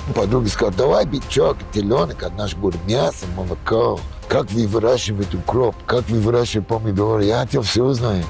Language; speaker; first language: Russian; non-native, learner; English